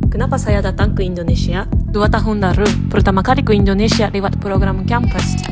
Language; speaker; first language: Indonesian; non-native, learner; Japanese